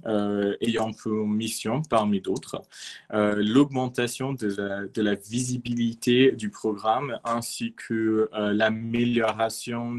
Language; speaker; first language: French; non-native, fluent; English